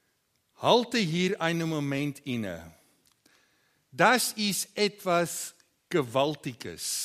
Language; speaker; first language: German; non-native, learner; Afrikaans